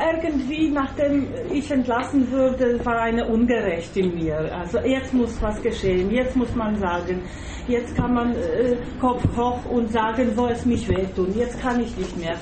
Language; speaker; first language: German; non-native, fluent; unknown